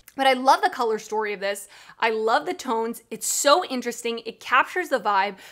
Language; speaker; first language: English; native; English